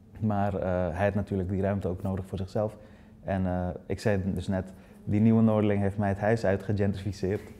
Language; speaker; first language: Dutch; early bilingual, other home language; Persian